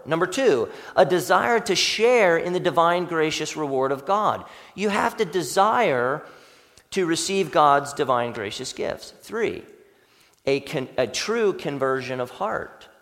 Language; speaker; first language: English; native; English